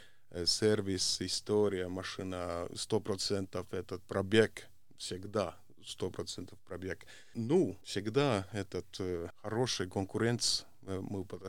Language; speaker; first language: Russian; non-native, local second language; Estonian